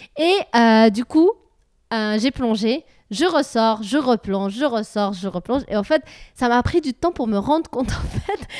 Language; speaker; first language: French; native; French